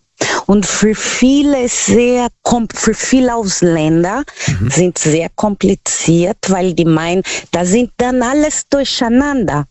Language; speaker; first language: German; non-native, learner; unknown